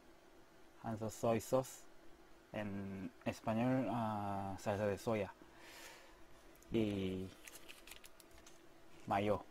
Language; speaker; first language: Spanish; non-native, learner; Korean